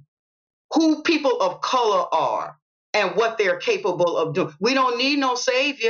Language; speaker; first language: English; native; English